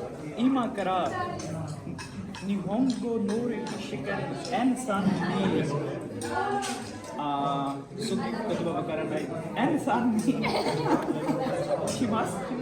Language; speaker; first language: Japanese; non-native, learner; Urdu